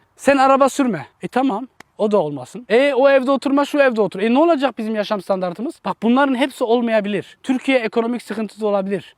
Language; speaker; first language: Turkish; early bilingual, heritage; Turkish